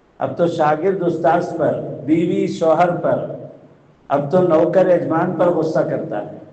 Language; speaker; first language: Urdu; native; Urdu